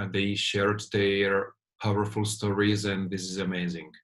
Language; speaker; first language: English; non-native, fluent; Czech